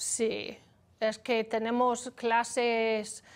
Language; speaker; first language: Spanish; non-native, learner; English